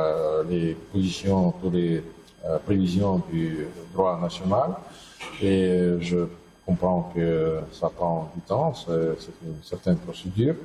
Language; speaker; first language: French; non-native, fluent; Russian